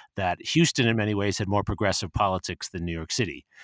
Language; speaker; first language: English; native; English